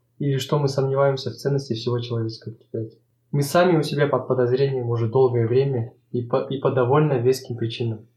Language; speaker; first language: Russian; non-native, local second language; Kazakh